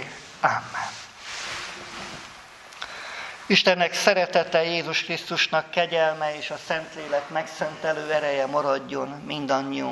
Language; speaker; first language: Hungarian; native; Hungarian